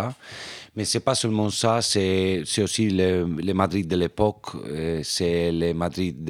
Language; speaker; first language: French; non-native, fluent; Spanish